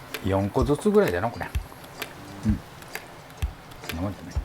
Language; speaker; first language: Japanese; native; Japanese